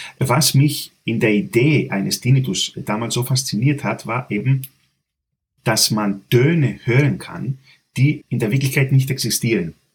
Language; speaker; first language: German; non-native, fluent; Greek